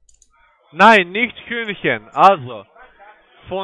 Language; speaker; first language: German; non-native, learner; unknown